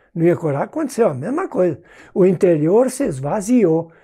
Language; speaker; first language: Portuguese; non-native, local second language; German